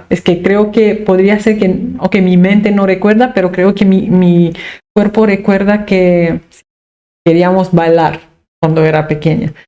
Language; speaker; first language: Spanish; non-native, fluent; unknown